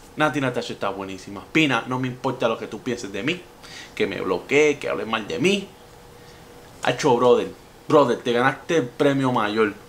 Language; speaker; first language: Spanish; native; Spanish